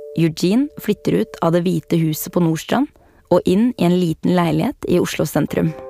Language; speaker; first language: Norwegian; native; Norwegian